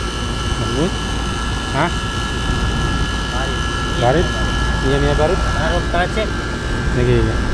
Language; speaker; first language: Arabic; non-native, learner; Filipino